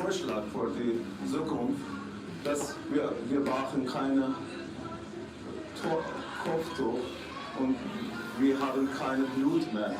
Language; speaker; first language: German; non-native, learner; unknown